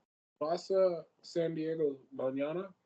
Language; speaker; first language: Spanish; non-native, learner; English